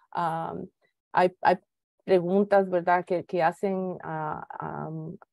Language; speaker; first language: Spanish; native; Spanish